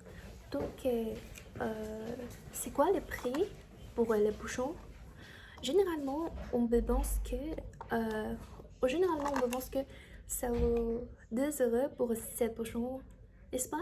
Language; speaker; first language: French; non-native, learner; Chinese